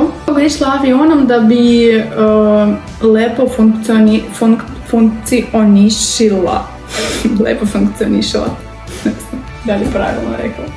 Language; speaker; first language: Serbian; non-native, learner; Russian